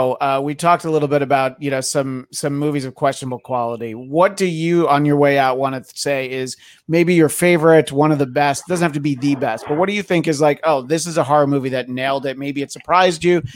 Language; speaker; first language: English; native; English